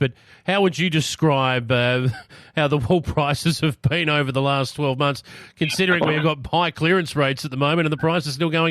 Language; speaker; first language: English; native; English